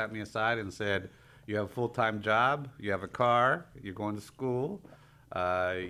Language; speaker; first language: English; early bilingual, other home language; Spanish